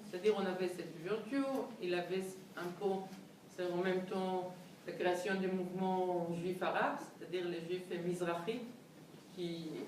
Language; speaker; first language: French; non-native, fluent; Hebrew